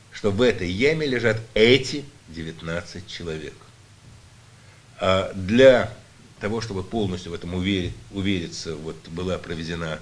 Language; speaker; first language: Russian; native; Russian